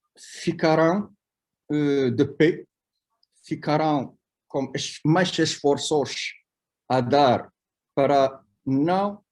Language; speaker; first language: Portuguese; non-native, fluent; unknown